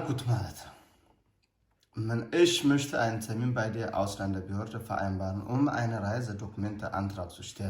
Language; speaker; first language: German; non-native, learner; Amharic